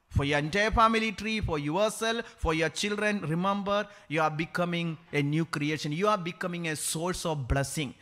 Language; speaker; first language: English; non-native, local second language; Malayalam